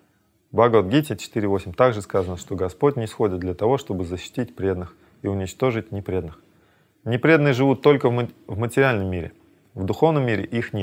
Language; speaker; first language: Russian; native; Russian